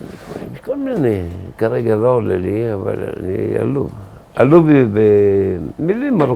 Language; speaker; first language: Hebrew; early bilingual, other home language; Arabic